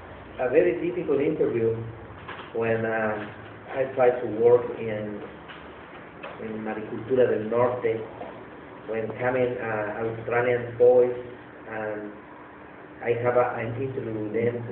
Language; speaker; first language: English; non-native, learner; Spanish